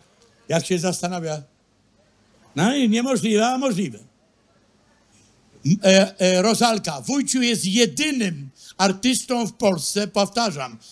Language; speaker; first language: Polish; native; Polish